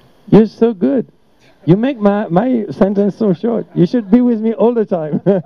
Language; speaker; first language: English; non-native, fluent; French